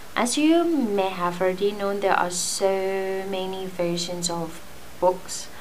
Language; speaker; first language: English; non-native, fluent; Thai